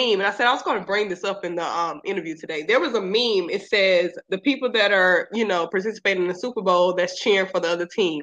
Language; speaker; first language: English; native; English